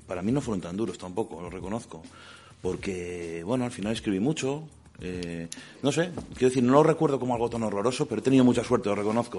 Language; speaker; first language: Spanish; native; Spanish